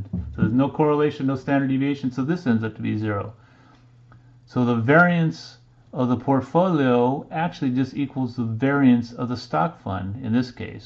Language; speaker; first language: English; native; English